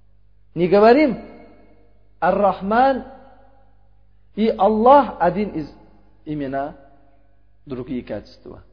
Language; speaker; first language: Russian; non-native, learner; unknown